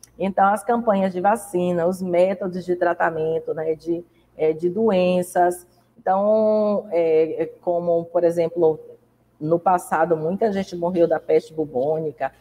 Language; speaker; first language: Portuguese; native; Portuguese